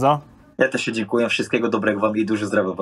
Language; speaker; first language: Polish; non-native, fluent; Portuguese